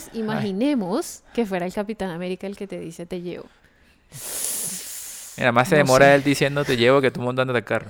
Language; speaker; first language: Spanish; native; Spanish